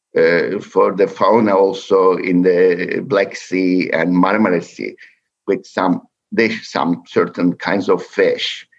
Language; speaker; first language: English; non-native, fluent; Turkish